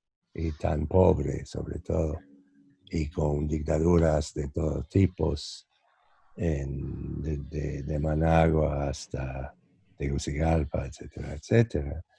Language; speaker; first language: Spanish; non-native, fluent; English